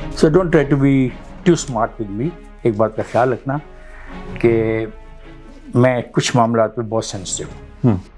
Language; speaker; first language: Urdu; non-native, local second language; Punjabi